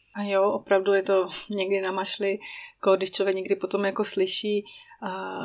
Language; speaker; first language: Czech; native; Czech